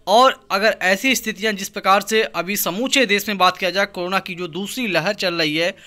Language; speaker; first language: Hindi; native; Hindi